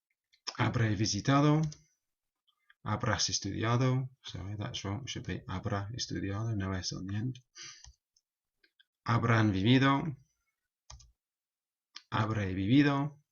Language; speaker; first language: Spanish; non-native, fluent; English